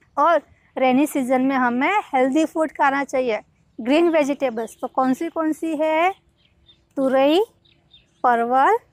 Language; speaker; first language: Hindi; non-native, local second language; Gujarati